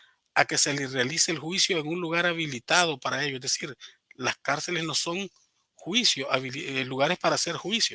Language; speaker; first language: Spanish; native; Spanish